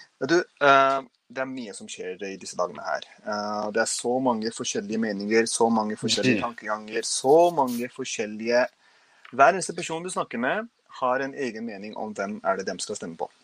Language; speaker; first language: Norwegian; early bilingual, other home language; Urdu